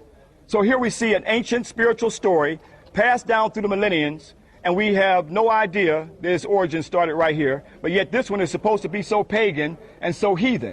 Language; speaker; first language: English; native; English